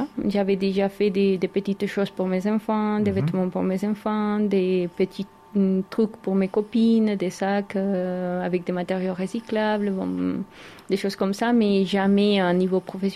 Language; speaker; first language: French; non-native, fluent; Spanish